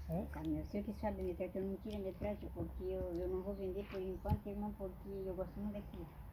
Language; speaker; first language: Portuguese; native; Portuguese